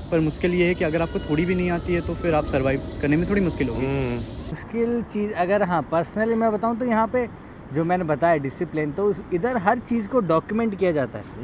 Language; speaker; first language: Hindi; native; Hindi